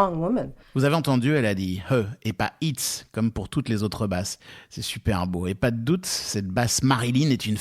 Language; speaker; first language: French; native; French